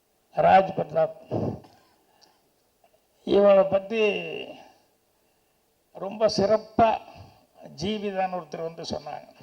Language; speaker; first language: Tamil; native; Tamil